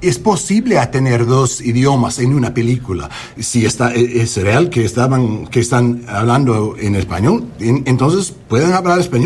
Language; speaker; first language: Spanish; non-native, learner; English